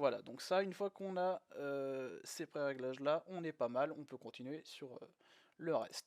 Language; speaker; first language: French; native; French